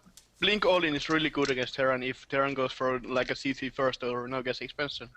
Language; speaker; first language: English; non-native, fluent; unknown